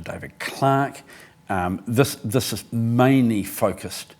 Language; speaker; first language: English; native; English